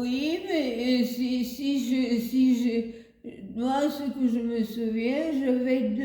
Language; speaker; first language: French; non-native, fluent; Bulgarian